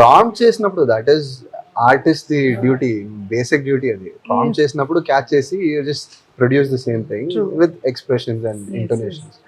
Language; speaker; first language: Telugu; non-native, fluent; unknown